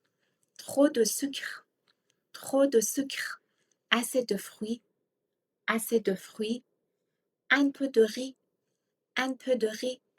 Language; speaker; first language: French; non-native, fluent; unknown